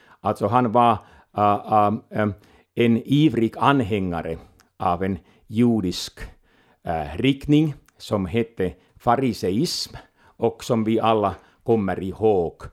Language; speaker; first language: Swedish; non-native, local second language; Finnish